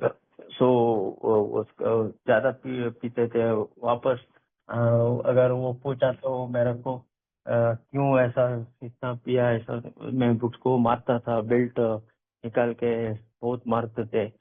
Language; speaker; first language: Hindi; non-native, local second language; Kannada